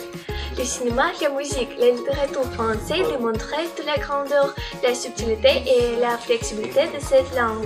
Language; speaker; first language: French; non-native, learner; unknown